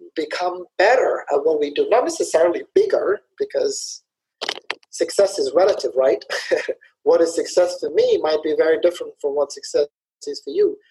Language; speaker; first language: English; early bilingual, other home language; Somali